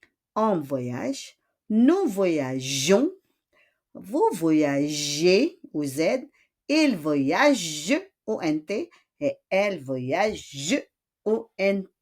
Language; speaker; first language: French; non-native, fluent; Filipino